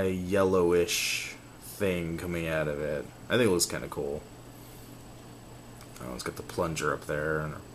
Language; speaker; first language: English; native; English